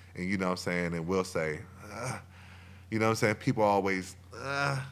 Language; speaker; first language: English; native; English